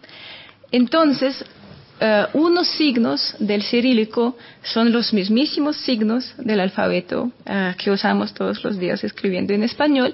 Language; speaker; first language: Spanish; non-native, fluent; Russian